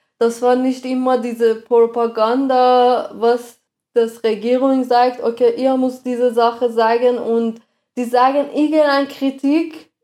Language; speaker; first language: German; non-native, fluent; Persian